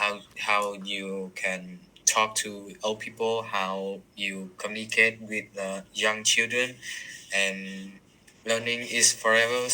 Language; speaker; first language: English; non-native, learner; Vietnamese